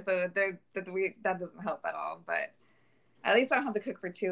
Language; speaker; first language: English; early bilingual, other home language; Spanish